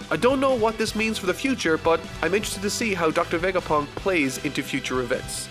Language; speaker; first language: English; native; English